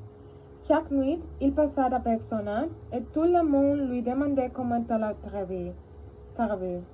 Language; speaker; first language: French; non-native, learner; Spanish